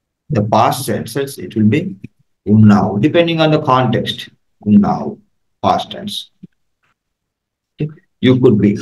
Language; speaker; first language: English; non-native, local second language; Telugu